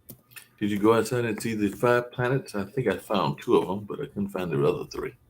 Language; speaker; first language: English; native; English